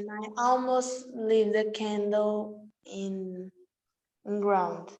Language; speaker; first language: English; non-native, learner; Portuguese